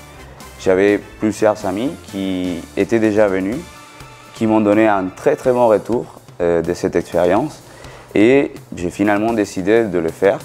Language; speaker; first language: French; non-native, fluent; Spanish